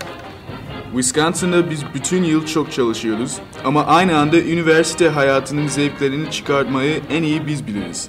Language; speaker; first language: Turkish; early bilingual, heritage; Turkish